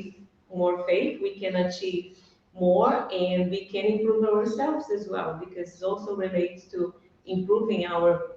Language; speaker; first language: English; non-native, fluent; Portuguese